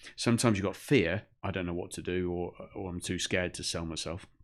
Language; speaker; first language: English; native; English